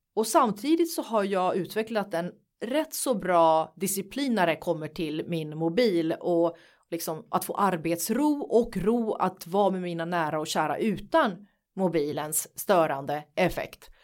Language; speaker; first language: Swedish; native; Swedish